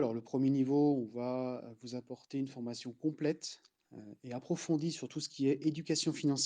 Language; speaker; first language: French; native; French